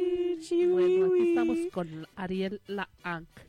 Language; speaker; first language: Spanish; native; Spanish